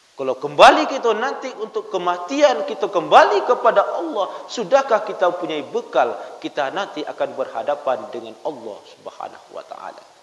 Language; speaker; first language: Malay; non-native, local second language; Minangkabau